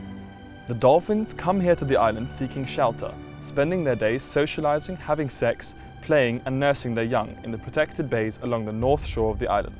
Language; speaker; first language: English; non-native, fluent; German